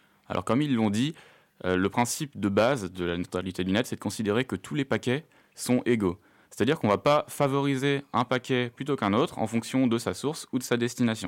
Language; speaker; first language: French; native; French